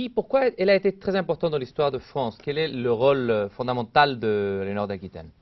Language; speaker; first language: French; non-native, fluent; Spanish